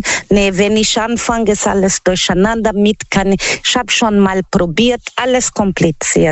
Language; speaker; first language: German; non-native, learner; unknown